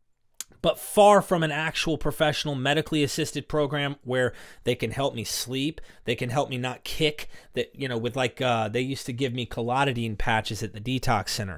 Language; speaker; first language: English; native; English